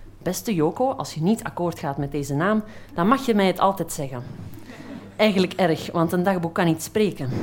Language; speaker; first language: Dutch; native; Dutch